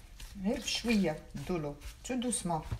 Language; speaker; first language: French; non-native, fluent; Arabic